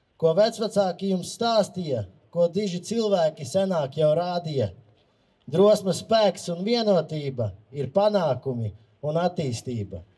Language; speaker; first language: Latvian; native; Latvian